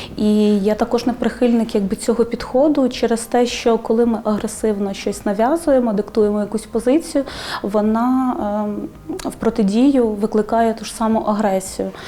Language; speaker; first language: Ukrainian; non-native, local second language; Russian